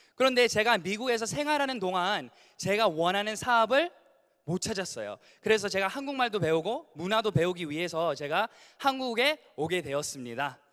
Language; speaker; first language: Korean; early bilingual, heritage; Korean